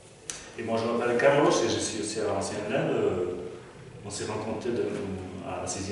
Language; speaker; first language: French; non-native, fluent; Spanish